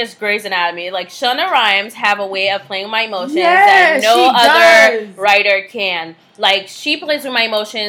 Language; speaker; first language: English; non-native, fluent; Haitian Creole